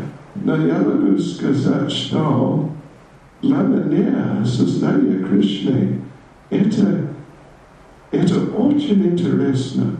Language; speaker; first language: Russian; non-native, learner; English